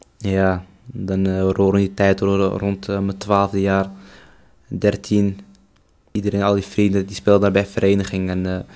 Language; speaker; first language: Dutch; early bilingual, other home language; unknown